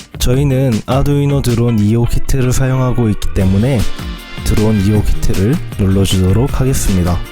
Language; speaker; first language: Korean; native; Korean